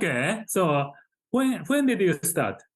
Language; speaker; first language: English; non-native, fluent; Japanese